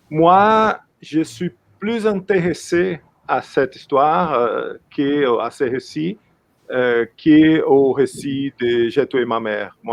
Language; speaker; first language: French; non-native, fluent; Portuguese